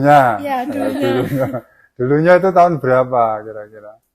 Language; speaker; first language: Indonesian; native; Indonesian